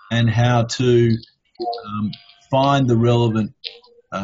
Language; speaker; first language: English; native; English